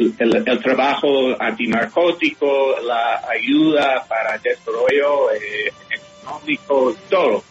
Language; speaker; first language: Spanish; non-native, fluent; English